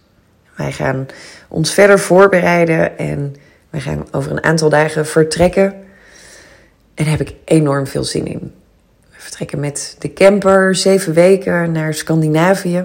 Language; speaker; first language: Dutch; native; Dutch